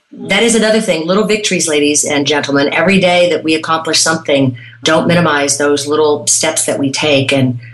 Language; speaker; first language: English; native; English